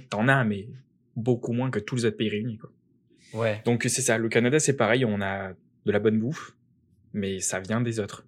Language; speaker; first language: French; native; French